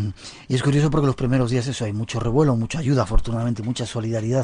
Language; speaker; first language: Spanish; native; Spanish